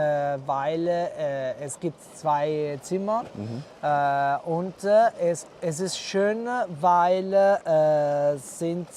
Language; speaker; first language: German; non-native, learner; Italian